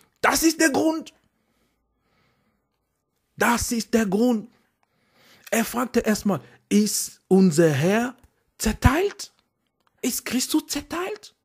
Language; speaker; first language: German; non-native, fluent; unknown